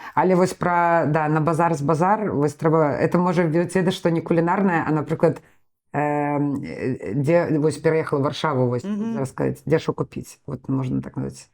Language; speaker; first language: Belarusian; non-native, local second language; Russian